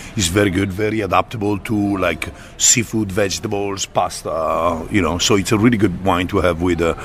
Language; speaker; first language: English; non-native, fluent; Italian